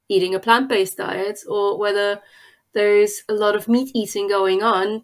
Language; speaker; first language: English; non-native, fluent; German